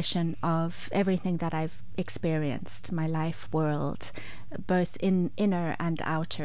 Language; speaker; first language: English; native; English